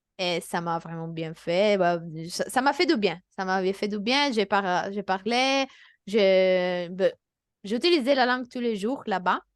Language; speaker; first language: French; non-native, fluent; Italian